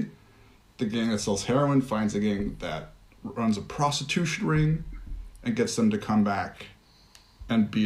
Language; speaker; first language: English; native; English